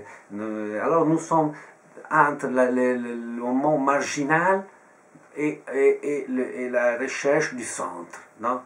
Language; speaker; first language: French; non-native, fluent; Italian